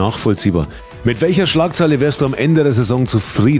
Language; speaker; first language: German; native; German